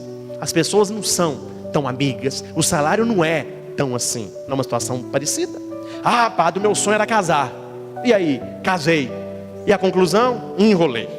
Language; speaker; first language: Portuguese; native; Portuguese